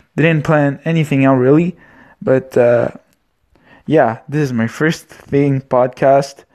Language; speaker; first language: English; non-native, fluent; Romanian